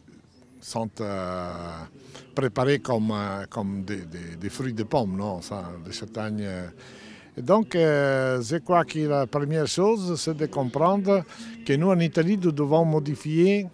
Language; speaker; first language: French; non-native, fluent; Italian